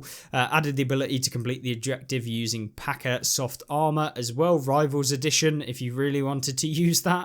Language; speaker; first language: English; native; English